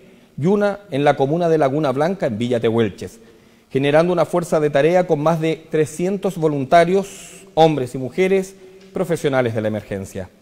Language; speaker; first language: Spanish; native; Spanish